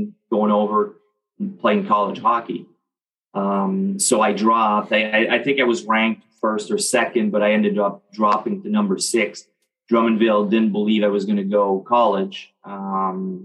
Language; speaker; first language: English; non-native, fluent; French